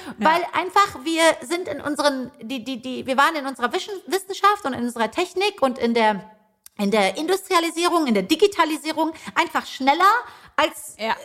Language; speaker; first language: German; early bilingual, other home language; Persian